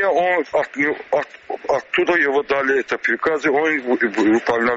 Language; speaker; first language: Russian; non-native, learner; Azerbaijani